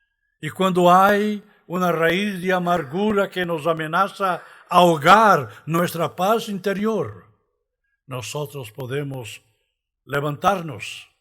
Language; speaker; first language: Spanish; non-native, fluent; Portuguese